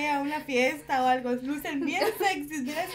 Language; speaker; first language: Spanish; early bilingual, heritage; Spanish